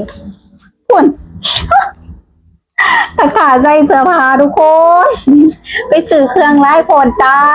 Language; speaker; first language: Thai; non-native, local second language; Lao